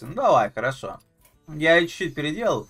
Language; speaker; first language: Russian; native; Russian